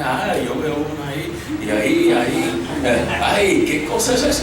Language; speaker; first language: Spanish; non-native, fluent; English